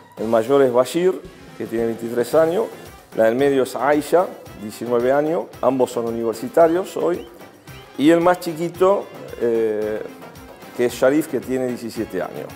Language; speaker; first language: Spanish; early bilingual, other home language; Arabic